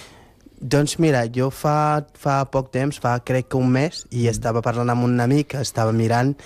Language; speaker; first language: Catalan; non-native, fluent; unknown